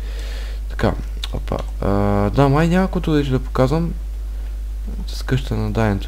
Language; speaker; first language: Bulgarian; native; Bulgarian